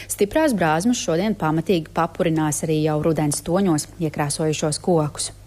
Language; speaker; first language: Latvian; native; Latvian